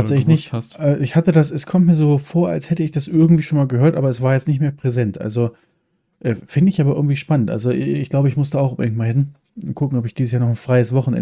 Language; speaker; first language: German; native; German